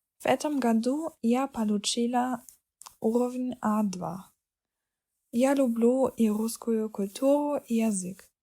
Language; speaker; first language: Russian; non-native, learner; German